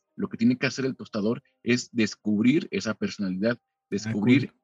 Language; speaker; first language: Spanish; native; Spanish